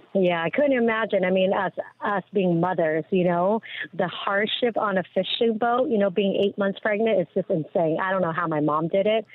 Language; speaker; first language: English; early bilingual, other home language; Vietnamese